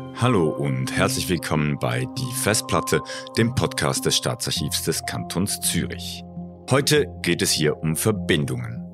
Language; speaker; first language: German; native; German